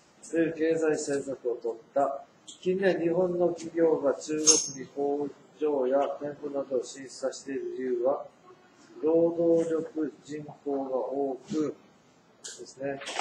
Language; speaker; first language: Japanese; native; Japanese